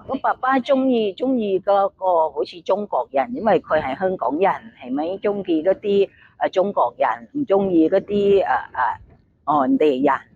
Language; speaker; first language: Cantonese; non-native, learner; Thai